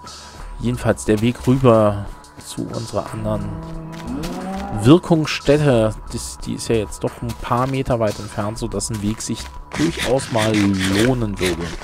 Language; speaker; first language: German; native; German